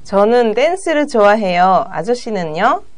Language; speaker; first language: Korean; non-native, learner; Japanese